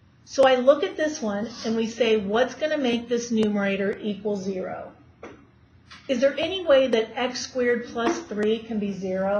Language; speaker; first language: English; native; English